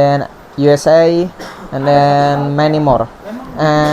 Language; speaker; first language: English; non-native, learner; Indonesian